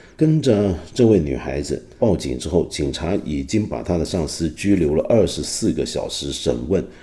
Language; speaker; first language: Chinese; non-native, local second language; Cantonese